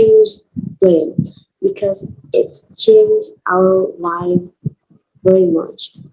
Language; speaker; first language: English; non-native, learner; Vietnamese